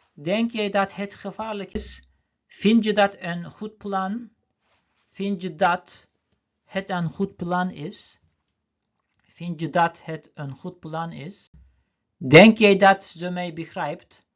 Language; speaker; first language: Dutch; non-native, learner; Turkish